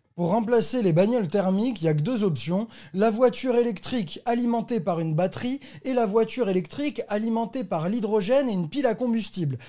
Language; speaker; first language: French; native; French